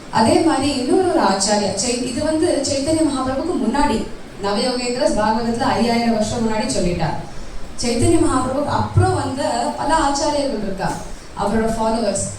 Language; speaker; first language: Tamil; early bilingual, heritage; Tamil